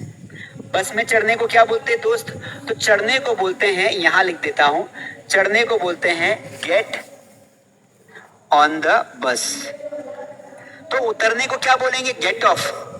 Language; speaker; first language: Hindi; native; Hindi